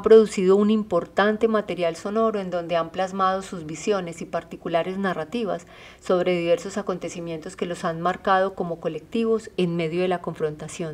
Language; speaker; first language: Spanish; native; Spanish